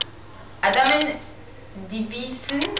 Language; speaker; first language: Turkish; non-native, learner; Polish